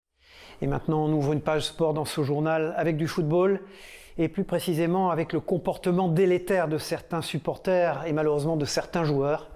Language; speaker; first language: French; native; French